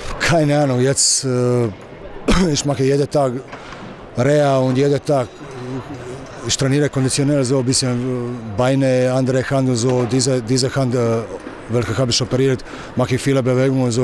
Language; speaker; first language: German; non-native, learner; Croatian